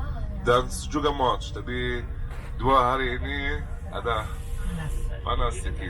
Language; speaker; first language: Indonesian; non-native, fluent; Arabic